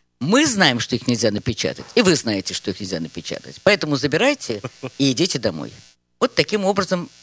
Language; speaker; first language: Russian; native; Russian